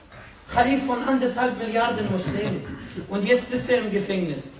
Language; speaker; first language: German; non-native, fluent; Arabic